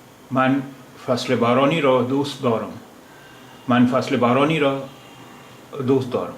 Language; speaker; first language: Persian; non-native, fluent; Urdu